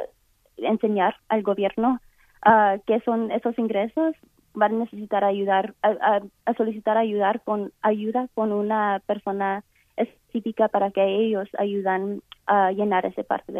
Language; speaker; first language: Spanish; early bilingual, heritage; Spanish